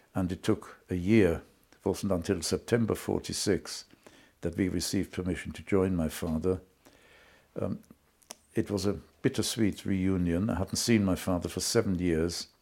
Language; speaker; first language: English; non-native, fluent; German